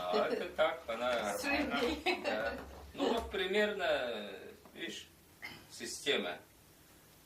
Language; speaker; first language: Russian; non-native, local second language; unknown